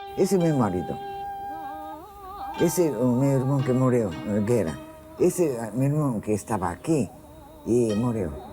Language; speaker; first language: Portuguese; non-native, fluent; Japanese